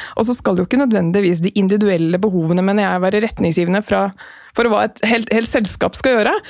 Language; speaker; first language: Norwegian; native; Norwegian